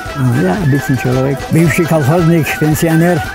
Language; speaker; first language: Russian; non-native, local second language; Avaric